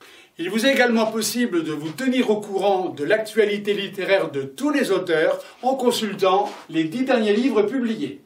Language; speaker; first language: French; native; French